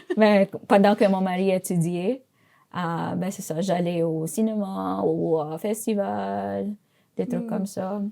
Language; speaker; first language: French; non-native, fluent; Filipino